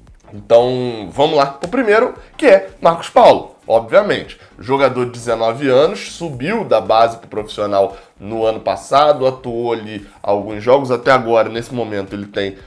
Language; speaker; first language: Portuguese; native; Portuguese